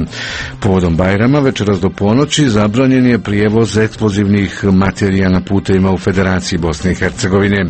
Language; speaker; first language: Croatian; native; Croatian